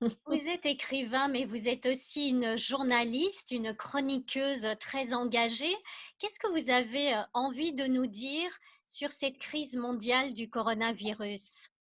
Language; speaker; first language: French; native; French